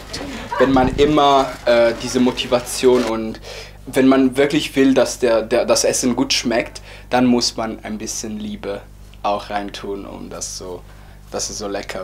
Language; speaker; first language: German; non-native, fluent; Italian